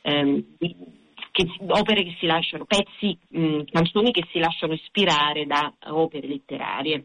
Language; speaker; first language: Italian; native; Italian